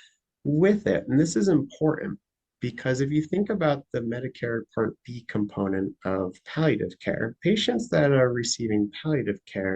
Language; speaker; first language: English; native; English